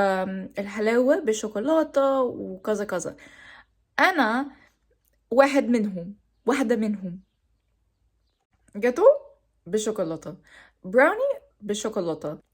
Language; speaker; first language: Arabic; non-native, learner; English